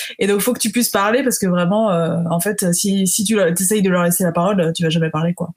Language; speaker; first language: French; native; French